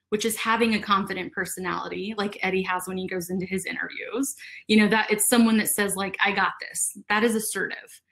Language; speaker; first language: English; native; English